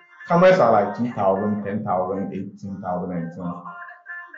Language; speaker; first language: English; non-native, local second language; Akan